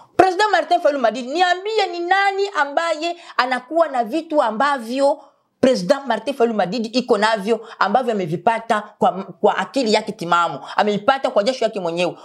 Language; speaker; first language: Swahili; native; Swahili